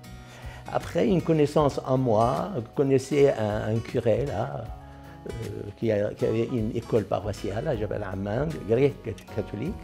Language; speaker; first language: French; non-native, fluent; Arabic